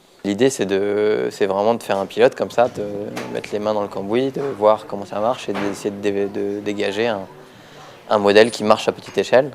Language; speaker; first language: French; native; French